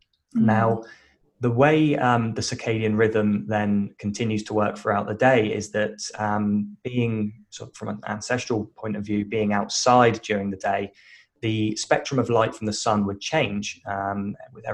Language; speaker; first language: English; native; English